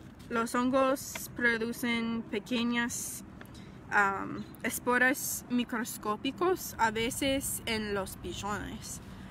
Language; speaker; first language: Spanish; non-native, fluent; English